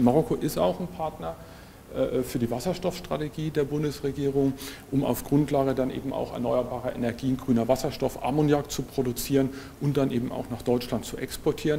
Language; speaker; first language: German; native; German